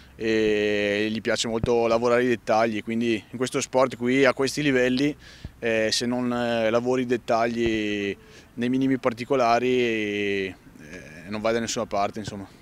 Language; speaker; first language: Italian; native; Italian